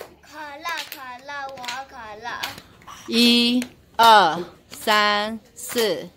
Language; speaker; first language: Chinese; non-native, learner; English